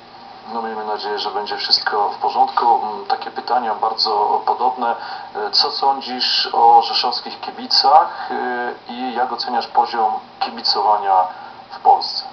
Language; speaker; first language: Polish; native; Polish